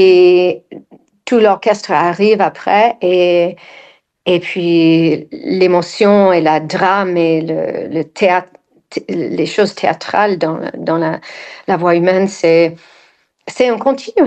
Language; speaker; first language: French; non-native, fluent; English